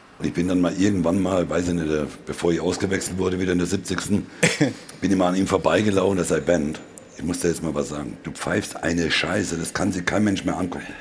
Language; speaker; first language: German; native; German